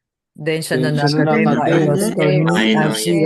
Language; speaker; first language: Japanese; non-native, learner; Filipino